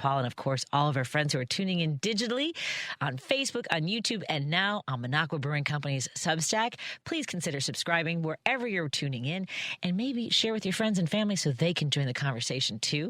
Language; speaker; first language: English; native; English